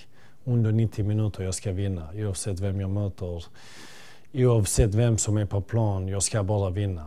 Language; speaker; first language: Swedish; early bilingual, other home language; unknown